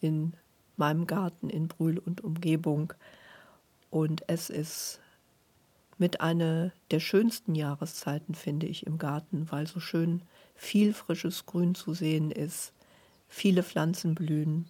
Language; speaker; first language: German; native; German